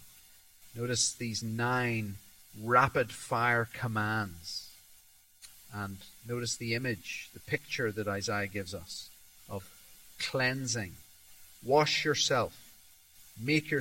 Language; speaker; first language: English; native; English